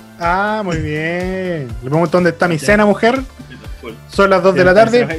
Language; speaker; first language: Spanish; native; Spanish